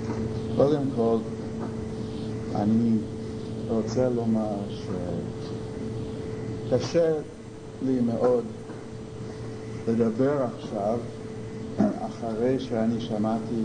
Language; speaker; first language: Hebrew; non-native, fluent; English